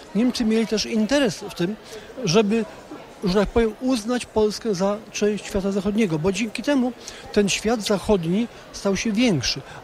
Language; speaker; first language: Polish; native; Polish